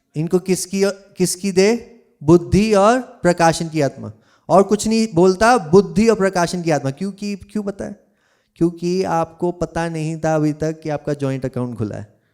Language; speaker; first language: Hindi; non-native, local second language; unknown